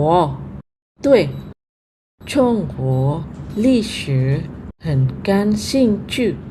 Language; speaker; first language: Chinese; non-native, fluent; Indonesian